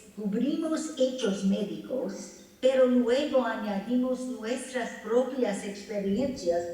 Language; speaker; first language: Spanish; non-native, fluent; English